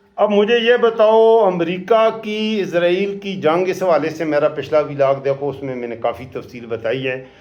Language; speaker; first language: Urdu; non-native, local second language; Pashto